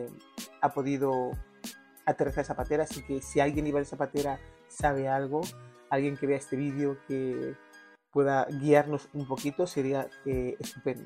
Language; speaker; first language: Spanish; native; Spanish